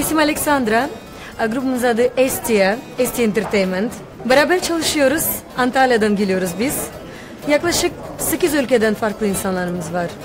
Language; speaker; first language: Turkish; non-native, fluent; Russian